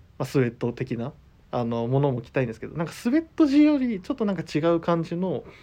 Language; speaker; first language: Japanese; native; Japanese